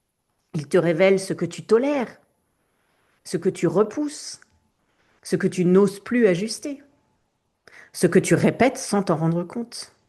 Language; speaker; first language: French; native; French